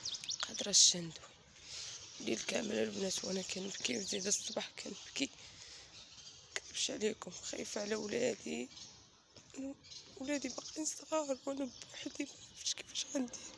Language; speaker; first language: Arabic; native; Arabic